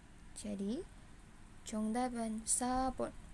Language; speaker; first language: Korean; non-native, fluent; Indonesian